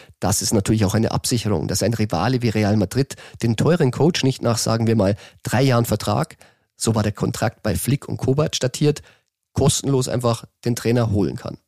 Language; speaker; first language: German; native; German